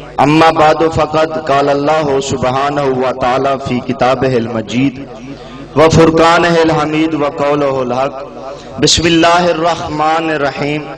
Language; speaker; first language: Urdu; non-native, local second language; Saraiki